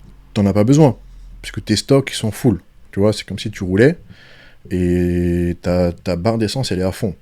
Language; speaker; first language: French; native; French